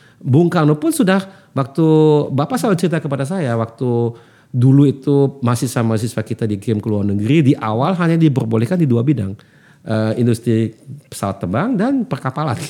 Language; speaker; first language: Indonesian; early bilingual, heritage; German